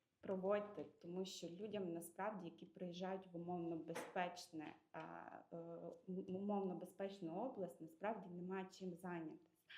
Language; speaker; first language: Ukrainian; native; Ukrainian